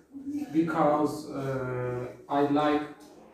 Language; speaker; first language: English; non-native, learner; Turkish